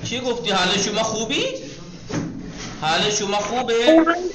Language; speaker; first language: Persian; non-native, fluent; Urdu